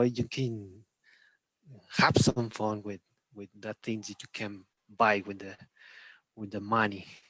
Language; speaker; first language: English; non-native, learner; Spanish